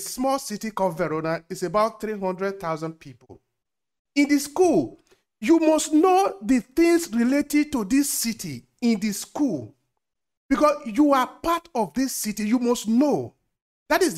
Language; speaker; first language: English; non-native, local second language; Bini